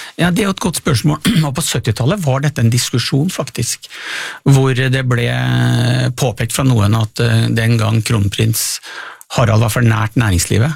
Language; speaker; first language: Norwegian; native; Norwegian